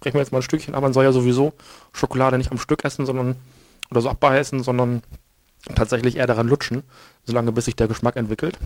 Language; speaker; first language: German; native; German